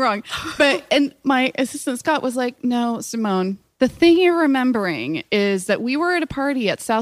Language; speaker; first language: English; non-native, fluent; Swedish